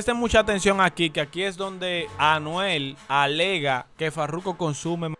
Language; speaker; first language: Spanish; native; Spanish